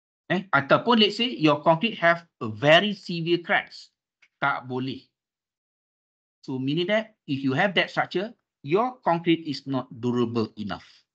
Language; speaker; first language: English; non-native, local second language; Malay